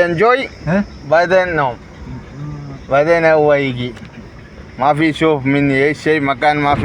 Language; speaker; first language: Arabic; non-native, learner; Malayalam